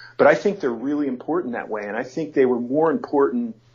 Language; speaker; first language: English; native; English